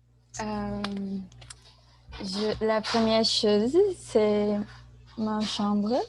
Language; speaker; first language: French; non-native, learner; Portuguese